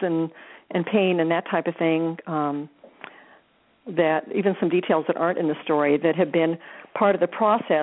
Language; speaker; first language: English; native; English